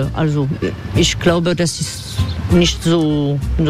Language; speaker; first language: German; non-native, fluent; French